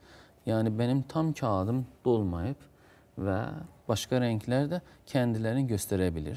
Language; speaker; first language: Turkish; non-native, fluent; Azerbaijani